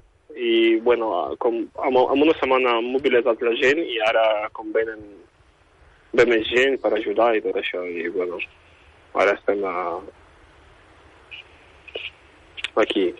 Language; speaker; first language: Catalan; non-native, fluent; Ukrainian